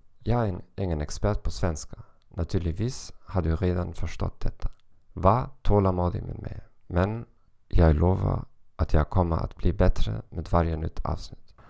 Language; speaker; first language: Swedish; non-native, learner; German